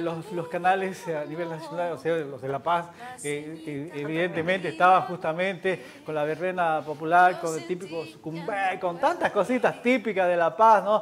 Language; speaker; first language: Spanish; native; Spanish